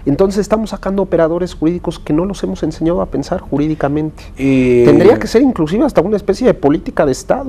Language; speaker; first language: Spanish; native; Spanish